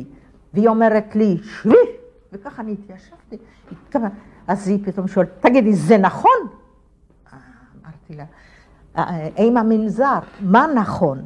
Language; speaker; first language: Hebrew; non-native, fluent; Polish